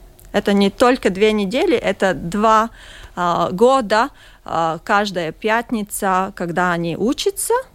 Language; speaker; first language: Russian; non-native, local second language; Latvian